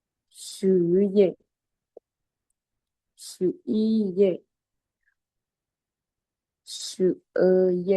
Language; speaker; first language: Chinese; non-native, learner; Lao